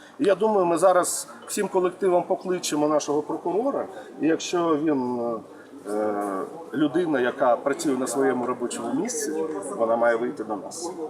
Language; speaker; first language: Ukrainian; non-native, local second language; Russian